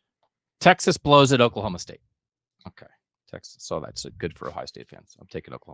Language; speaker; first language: English; native; English